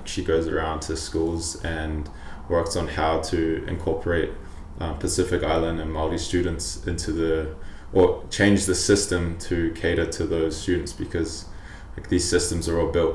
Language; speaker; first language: English; native; English